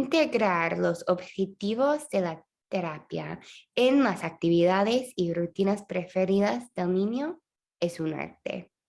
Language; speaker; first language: Spanish; non-native, fluent; English